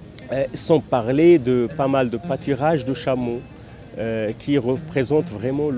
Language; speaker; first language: French; non-native, local second language; Arabic